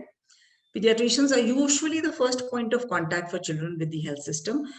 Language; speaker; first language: English; non-native, local second language; Malayalam